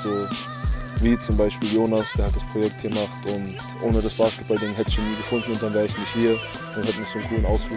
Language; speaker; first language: German; native; German